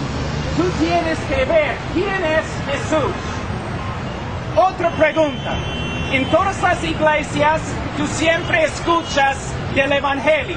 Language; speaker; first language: Spanish; non-native, fluent; English